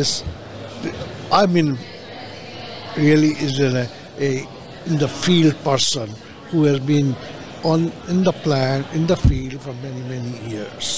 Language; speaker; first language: English; native; English